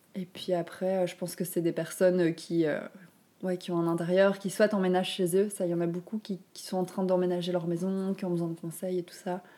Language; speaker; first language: French; native; French